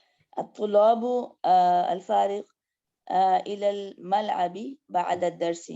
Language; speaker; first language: Arabic; non-native, learner; Urdu